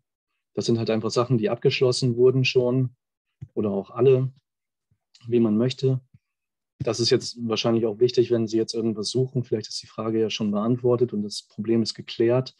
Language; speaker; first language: German; native; German